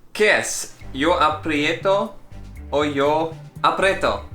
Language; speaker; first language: Spanish; non-native, fluent; English